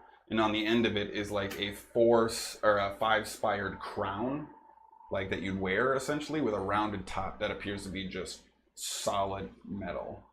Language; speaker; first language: English; native; English